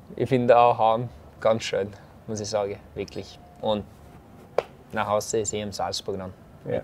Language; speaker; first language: German; non-native, fluent; Norwegian